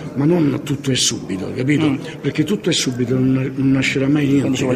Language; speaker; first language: Italian; native; Italian